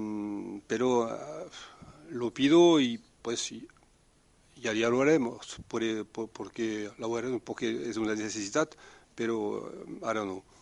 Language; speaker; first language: Spanish; non-native, fluent; French